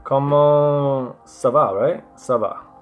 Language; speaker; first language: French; non-native, learner; English